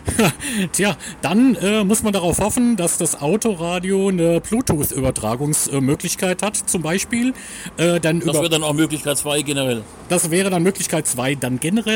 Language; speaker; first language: German; native; German